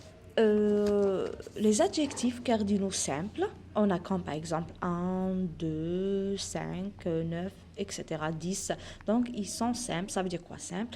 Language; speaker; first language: French; non-native, local second language; Arabic